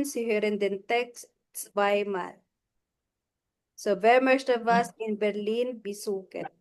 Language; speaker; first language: German; non-native, fluent; Filipino